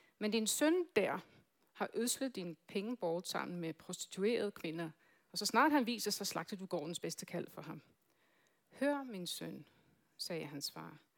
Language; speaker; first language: Danish; native; Danish